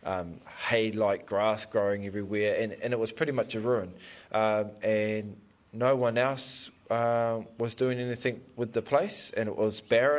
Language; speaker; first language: English; native; English